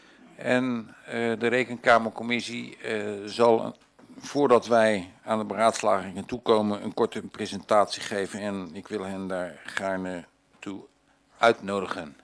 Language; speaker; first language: Dutch; native; Dutch